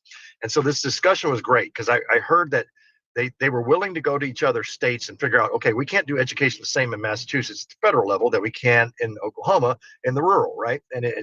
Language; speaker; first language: English; native; English